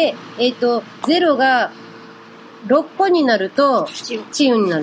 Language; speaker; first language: Japanese; native; Japanese